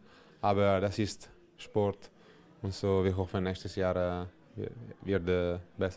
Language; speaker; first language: German; non-native, local second language; Italian